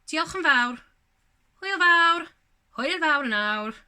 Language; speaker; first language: Welsh; non-native, local second language; English